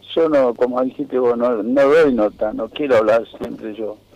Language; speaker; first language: Spanish; native; Spanish